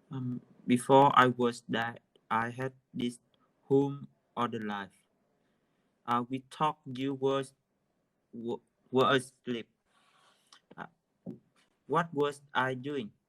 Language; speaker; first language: English; non-native, learner; Vietnamese